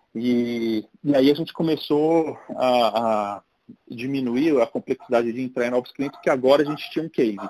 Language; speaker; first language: Portuguese; native; Portuguese